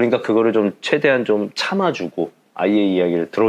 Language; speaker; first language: Korean; native; Korean